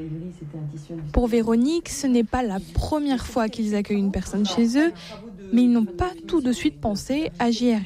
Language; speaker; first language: French; native; French